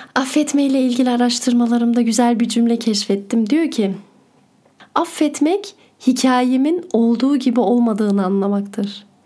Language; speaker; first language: Turkish; early bilingual, heritage; Turkish